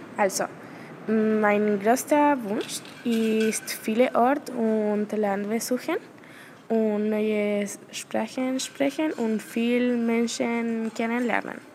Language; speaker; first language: German; non-native, learner; Spanish